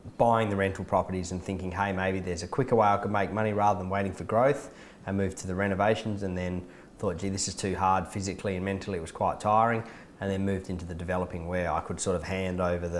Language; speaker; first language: English; native; English